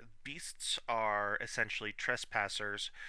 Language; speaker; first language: English; native; English